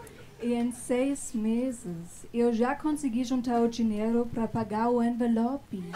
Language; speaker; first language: Portuguese; non-native, fluent; German